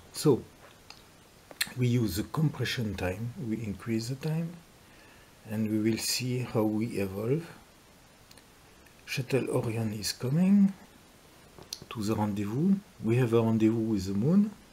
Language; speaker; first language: English; non-native, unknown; French